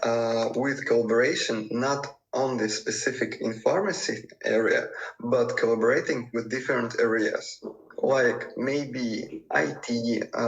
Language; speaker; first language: English; non-native, fluent; Russian